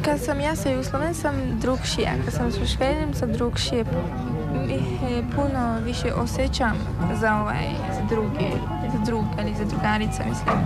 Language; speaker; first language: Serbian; early bilingual, heritage; Croatian